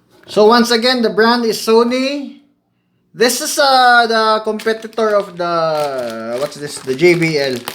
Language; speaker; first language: English; non-native, local second language; Filipino